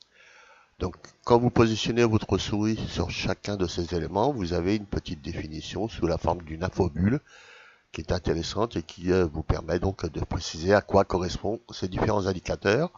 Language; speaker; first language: French; native; French